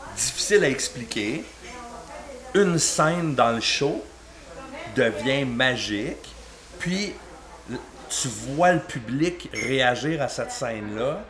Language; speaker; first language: French; native; French